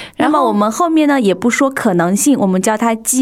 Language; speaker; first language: Chinese; native; Chinese